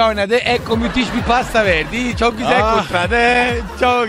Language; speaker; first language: Turkish; non-native, learner; Italian